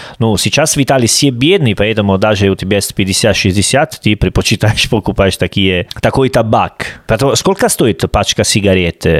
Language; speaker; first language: Russian; non-native, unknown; Italian